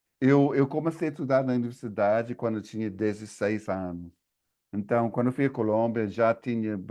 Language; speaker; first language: Portuguese; non-native, fluent; English